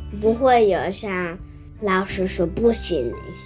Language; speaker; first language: Chinese; early bilingual, heritage; Chinese